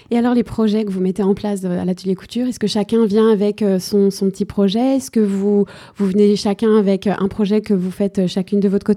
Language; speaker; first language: French; native; French